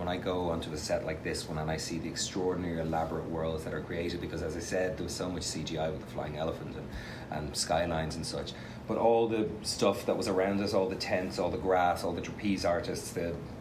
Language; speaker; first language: English; native; English